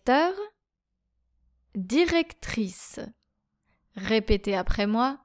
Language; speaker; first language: French; native; French